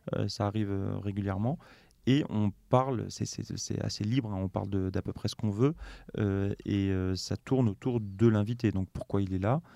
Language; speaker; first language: French; native; French